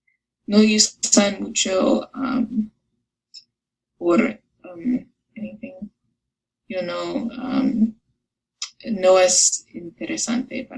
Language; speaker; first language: Spanish; non-native, learner; English